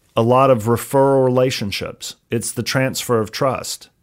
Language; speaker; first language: English; native; English